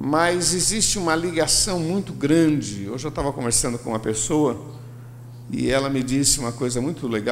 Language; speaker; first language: Portuguese; native; Portuguese